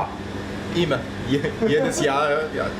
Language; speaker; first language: German; non-native, learner; Spanish